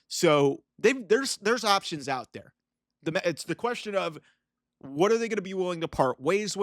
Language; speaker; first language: English; native; English